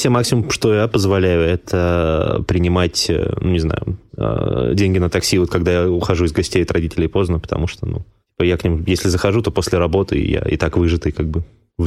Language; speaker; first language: Russian; native; Russian